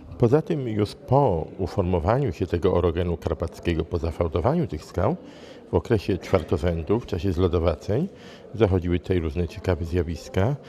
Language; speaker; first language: Polish; native; Polish